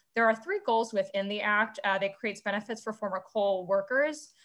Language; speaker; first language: English; native; English